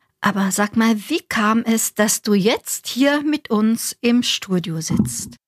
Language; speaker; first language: German; native; German